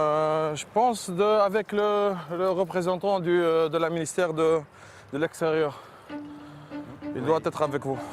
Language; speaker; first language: French; non-native, local second language; Arabic